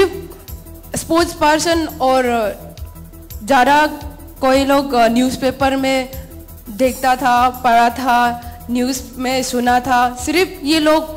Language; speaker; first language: Hindi; non-native, local second language; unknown